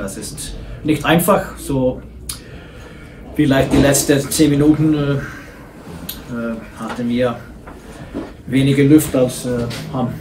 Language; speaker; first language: German; non-native, learner; Swedish